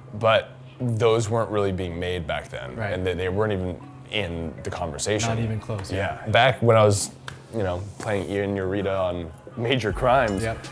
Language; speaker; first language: English; native; English